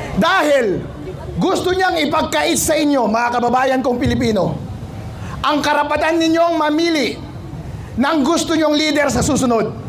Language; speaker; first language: Filipino; non-native, local second language; Iloko